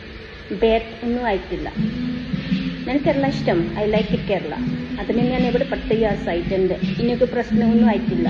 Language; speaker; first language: Malayalam; non-native, learner; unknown